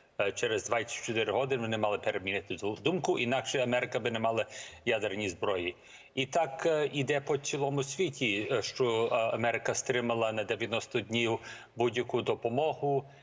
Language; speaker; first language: Ukrainian; early bilingual, heritage; Ukrainian